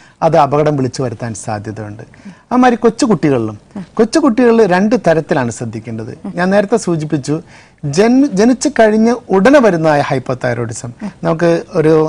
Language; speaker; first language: Malayalam; native; Malayalam